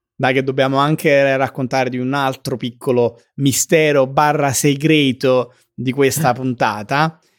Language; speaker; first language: Italian; native; Italian